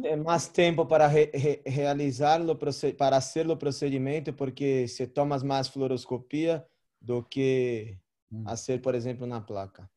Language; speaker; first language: Spanish; non-native, learner; Portuguese